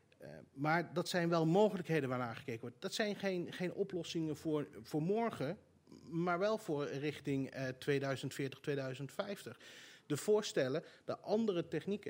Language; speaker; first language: Dutch; native; Dutch